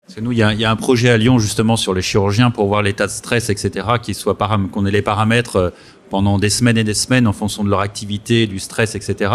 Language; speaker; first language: French; native; French